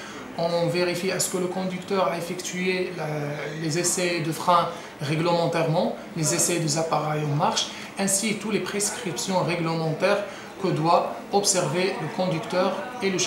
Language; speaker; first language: French; non-native, local second language; Arabic